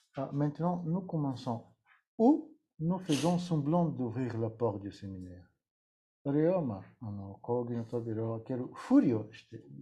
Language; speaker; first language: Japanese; non-native, fluent; Bulgarian